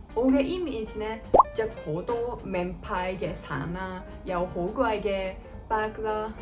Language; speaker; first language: Cantonese; non-native, fluent; Japanese